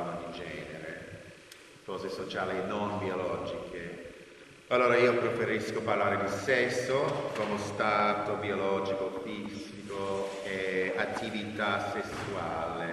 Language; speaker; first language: Italian; non-native, fluent; English